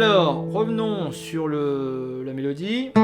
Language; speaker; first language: French; native; French